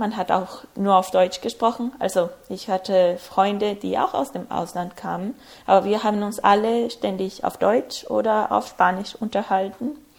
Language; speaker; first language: German; non-native, fluent; Spanish